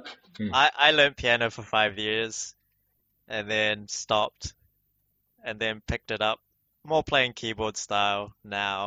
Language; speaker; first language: English; native; English